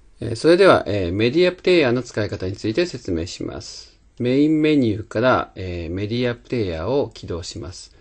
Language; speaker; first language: Japanese; native; Japanese